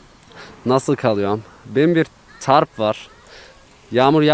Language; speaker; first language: Turkish; early bilingual, heritage; Turkish